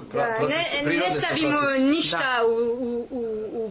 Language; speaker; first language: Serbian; non-native, learner; French